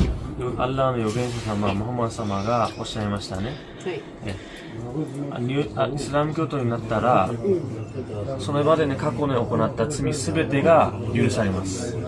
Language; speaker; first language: Japanese; non-native, fluent; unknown